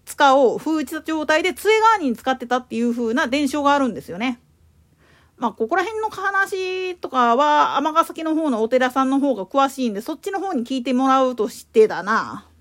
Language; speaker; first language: Japanese; native; Japanese